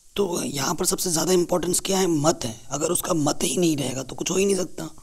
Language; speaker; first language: Hindi; native; Hindi